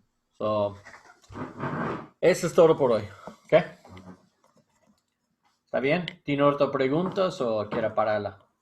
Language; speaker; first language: Spanish; non-native, learner; English